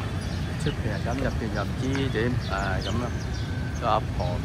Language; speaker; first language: Chinese; early bilingual, heritage; Cantonese